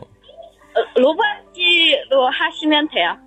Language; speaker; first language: Korean; non-native, learner; Chinese